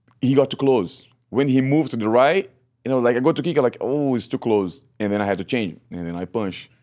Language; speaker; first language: English; non-native, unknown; Portuguese